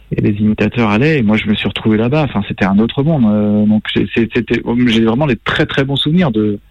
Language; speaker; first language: French; native; French